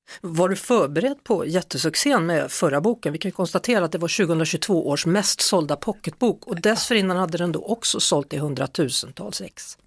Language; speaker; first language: Swedish; native; Swedish